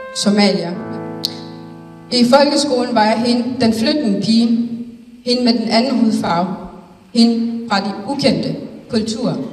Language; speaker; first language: Danish; early bilingual, other home language; Somali